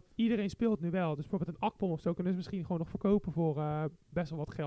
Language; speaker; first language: Dutch; native; Dutch